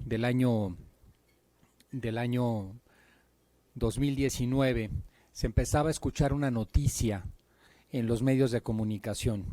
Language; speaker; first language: Spanish; native; Spanish